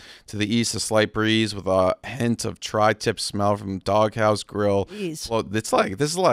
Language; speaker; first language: English; native; English